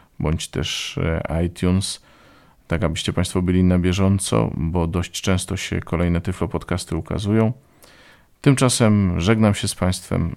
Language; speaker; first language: Polish; native; Polish